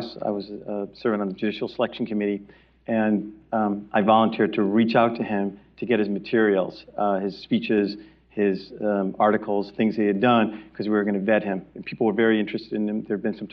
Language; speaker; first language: English; native; English